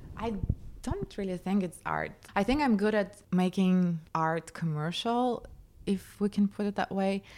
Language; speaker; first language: English; non-native, fluent; Russian